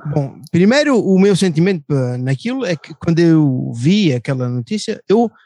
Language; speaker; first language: Portuguese; non-native, fluent; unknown